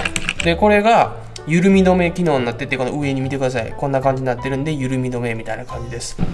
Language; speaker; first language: Japanese; native; Japanese